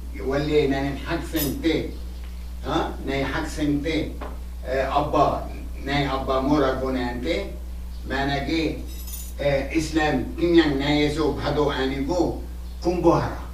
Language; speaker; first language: Korean; non-native, learner; Arabic